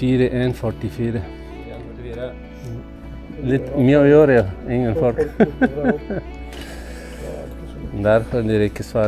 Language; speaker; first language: Norwegian; non-native, learner; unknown